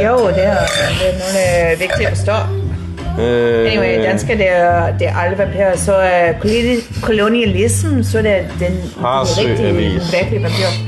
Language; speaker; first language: Danish; non-native, learner; English